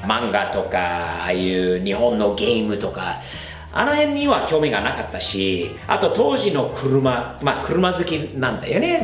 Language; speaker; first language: Japanese; non-native, fluent; English